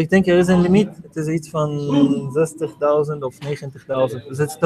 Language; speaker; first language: Dutch; non-native, fluent; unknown